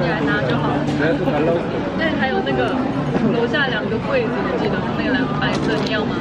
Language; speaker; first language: Chinese; native; Chinese